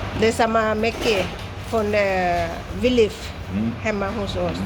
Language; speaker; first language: Swedish; non-native, learner; Thai